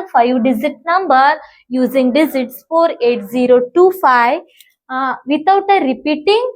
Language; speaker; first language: English; non-native, local second language; Kannada